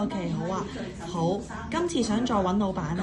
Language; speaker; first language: Cantonese; native; Cantonese